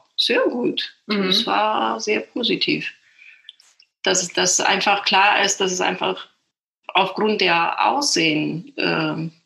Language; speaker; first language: German; non-native, fluent; Italian